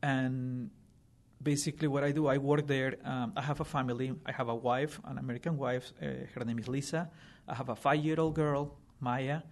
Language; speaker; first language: English; non-native, fluent; Spanish